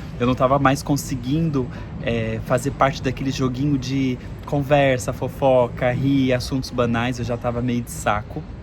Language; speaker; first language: Portuguese; native; Portuguese